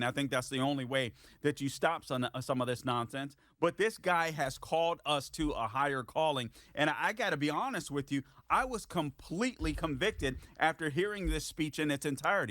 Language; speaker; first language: English; native; English